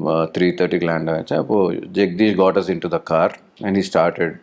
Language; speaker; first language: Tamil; non-native, learner; Telugu